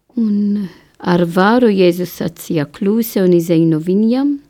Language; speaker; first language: Latvian; non-native, learner; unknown